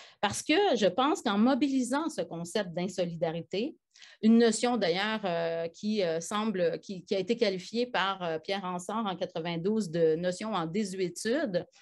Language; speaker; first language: French; native; French